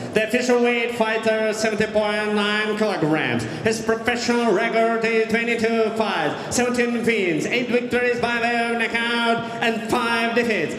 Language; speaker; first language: English; non-native, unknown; Russian